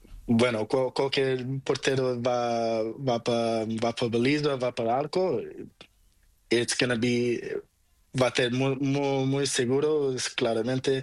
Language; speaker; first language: Spanish; non-native, learner; Portuguese